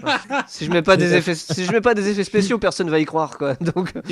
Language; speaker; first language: French; native; French